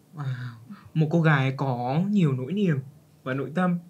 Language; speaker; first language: Vietnamese; native; Vietnamese